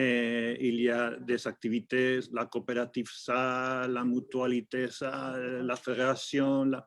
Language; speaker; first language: French; non-native, fluent; Spanish